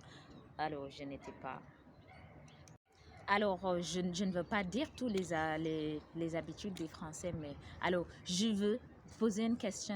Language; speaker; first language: French; non-native, learner; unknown